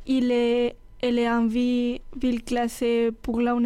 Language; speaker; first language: French; non-native, learner; Spanish